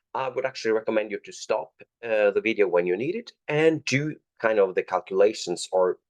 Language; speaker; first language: English; non-native, fluent; Norwegian